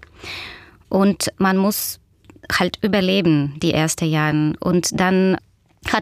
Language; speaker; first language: German; non-native, fluent; Russian